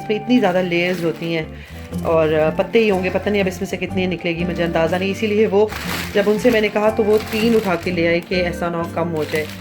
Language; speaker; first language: Urdu; native; Urdu